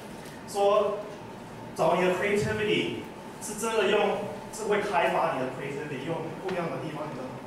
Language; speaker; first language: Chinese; early bilingual, heritage; English